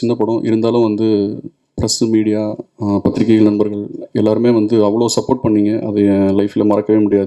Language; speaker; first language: Tamil; native; Tamil